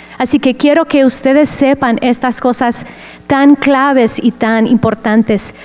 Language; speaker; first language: Spanish; non-native, fluent; English